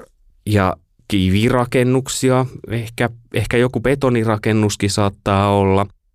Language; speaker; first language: Finnish; native; Finnish